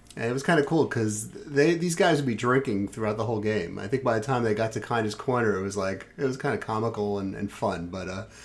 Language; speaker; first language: English; native; English